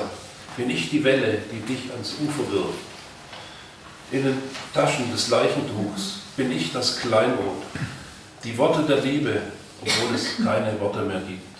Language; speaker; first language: German; native; German